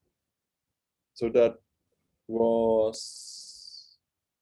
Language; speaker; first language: English; non-native, fluent; German